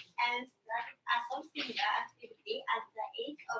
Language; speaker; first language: English; non-native, learner; Japanese